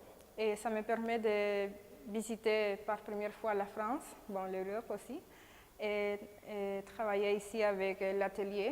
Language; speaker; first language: French; non-native, fluent; Spanish